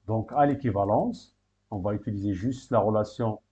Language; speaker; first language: French; non-native, local second language; Arabic